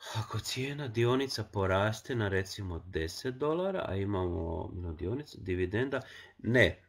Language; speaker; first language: Croatian; non-native, local second language; Hungarian